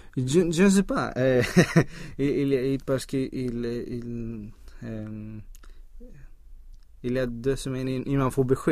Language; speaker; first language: French; non-native, learner; Swedish